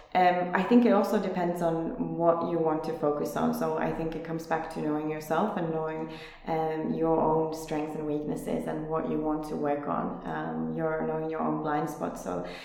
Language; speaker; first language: English; non-native, fluent; Finnish